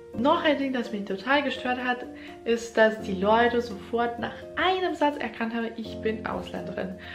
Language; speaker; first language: German; non-native, fluent; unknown